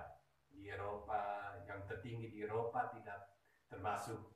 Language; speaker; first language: Indonesian; early bilingual, heritage; Dutch